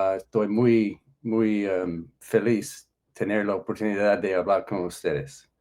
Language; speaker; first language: Spanish; non-native, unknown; English